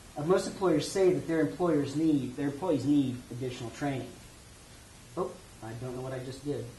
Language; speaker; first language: English; native; English